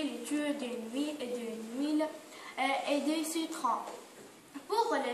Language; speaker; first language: French; non-native, learner; Arabic